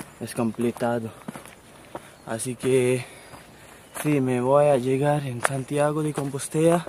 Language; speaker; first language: Spanish; non-native, learner; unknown